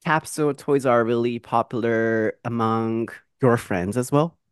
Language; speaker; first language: English; non-native, fluent; Japanese